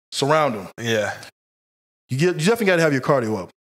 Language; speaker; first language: English; native; English